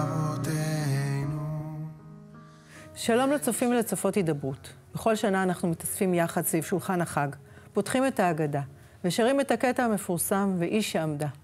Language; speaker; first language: Hebrew; native; Hebrew